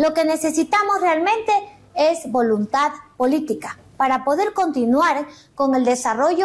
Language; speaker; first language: Spanish; native; Spanish